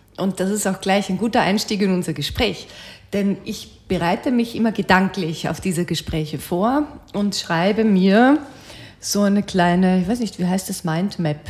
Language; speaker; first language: German; native; German